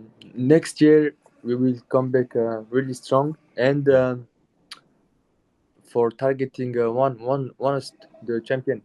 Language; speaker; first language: English; non-native, learner; Mongolian